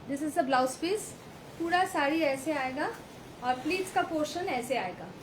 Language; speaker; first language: Hindi; non-native, local second language; Bangla